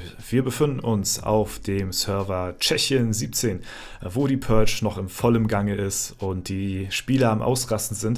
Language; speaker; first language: German; native; German